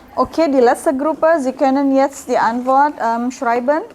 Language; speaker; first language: German; non-native, learner; Indonesian